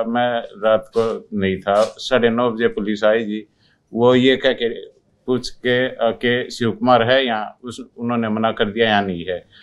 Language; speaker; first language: Hindi; native; Hindi